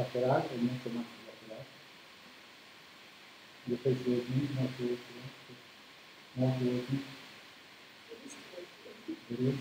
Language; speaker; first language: Spanish; non-native, fluent; Italian